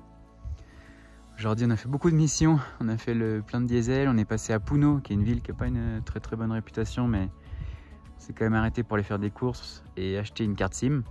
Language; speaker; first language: French; native; French